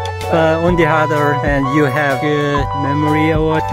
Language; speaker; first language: English; non-native, learner; Korean